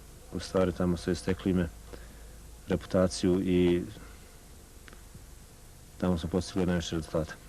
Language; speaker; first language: Bosnian; native; Bosnian